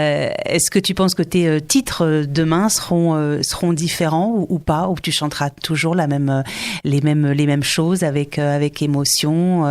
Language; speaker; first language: French; native; French